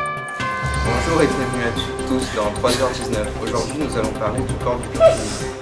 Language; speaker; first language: French; non-native, learner; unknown